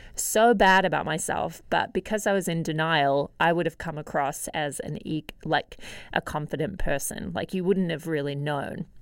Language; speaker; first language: English; native; English